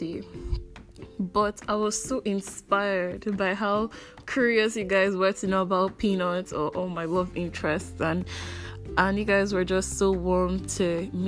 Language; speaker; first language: English; non-native, local second language; Igbo